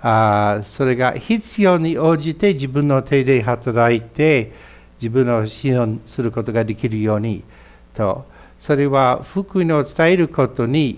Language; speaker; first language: Japanese; non-native, fluent; English